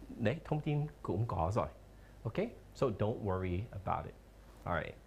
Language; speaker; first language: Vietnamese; non-native, fluent; English